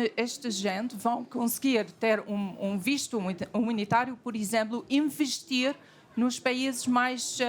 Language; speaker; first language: Portuguese; non-native, fluent; Arabic